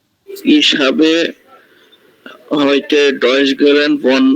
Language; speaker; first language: German; non-native, learner; Bangla